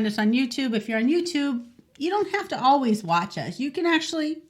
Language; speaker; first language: English; native; English